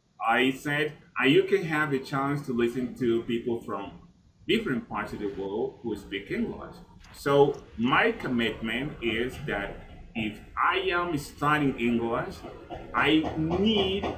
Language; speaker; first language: English; non-native, fluent; Spanish